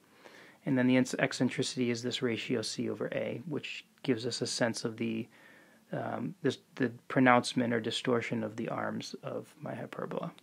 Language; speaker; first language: English; native; English